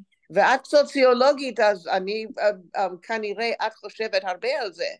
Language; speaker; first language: Hebrew; non-native, learner; English